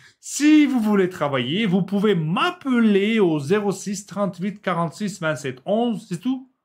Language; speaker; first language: French; non-native, fluent; Turkish